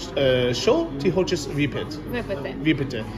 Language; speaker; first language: Ukrainian; non-native, learner; English